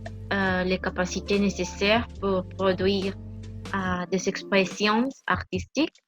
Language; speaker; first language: French; non-native, learner; Spanish